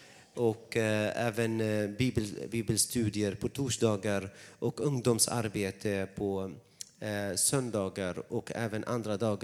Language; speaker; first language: Swedish; non-native, fluent; Arabic